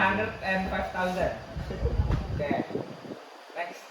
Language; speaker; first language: English; non-native, learner; Indonesian